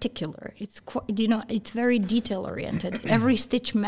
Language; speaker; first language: English; early bilingual, other home language; Bosnian